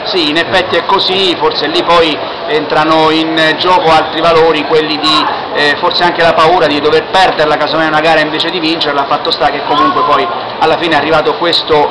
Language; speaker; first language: Italian; native; Italian